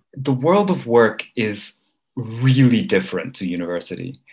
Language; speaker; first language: English; early bilingual, other home language; Armenian